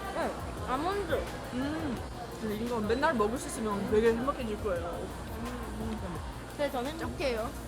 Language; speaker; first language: Korean; non-native, learner; English